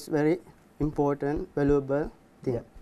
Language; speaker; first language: English; non-native, learner; Sinhala